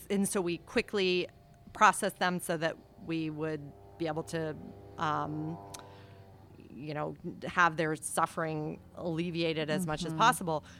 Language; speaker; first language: English; native; English